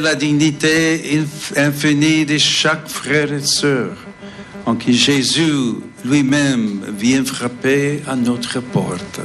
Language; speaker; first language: French; non-native, fluent; English